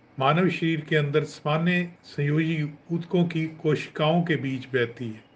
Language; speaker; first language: Hindi; non-native, local second language; Punjabi